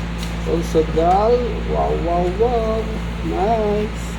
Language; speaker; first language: English; non-native, local second language; Filipino